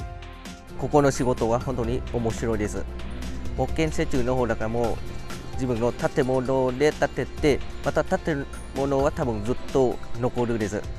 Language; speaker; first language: Japanese; non-native, learner; Vietnamese